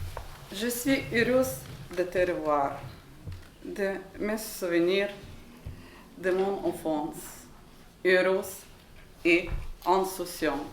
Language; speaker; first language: French; non-native, learner; Ukrainian